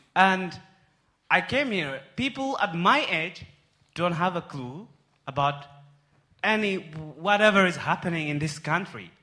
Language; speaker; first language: English; non-native, fluent; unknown